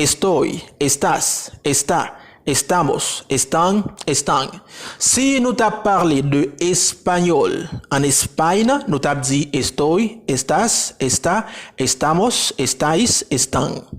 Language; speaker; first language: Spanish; non-native, fluent; Haitian Creole